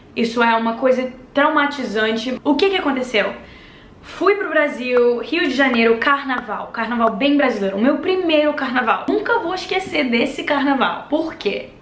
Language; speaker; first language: Portuguese; early bilingual, other home language; English